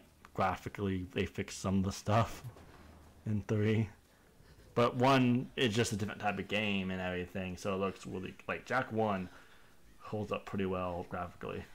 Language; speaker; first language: English; native; English